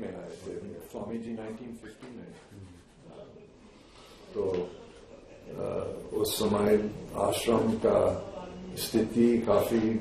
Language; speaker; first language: Hindi; non-native, fluent; English